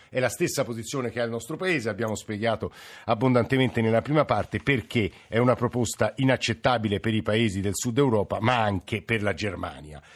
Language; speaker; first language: Italian; native; Italian